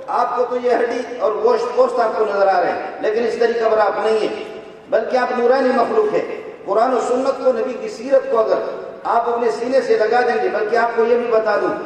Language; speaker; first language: Urdu; non-native, local second language; Brahui